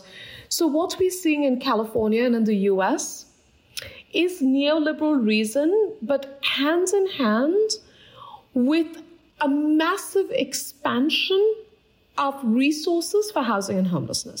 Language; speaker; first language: English; non-native, local second language; Bangla